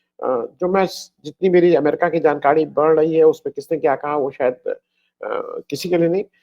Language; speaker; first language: Hindi; native; Hindi